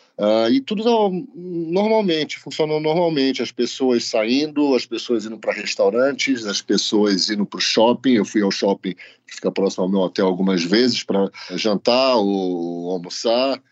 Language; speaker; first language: Portuguese; native; Portuguese